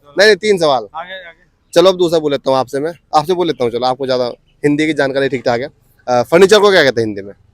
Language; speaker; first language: Hindi; native; Hindi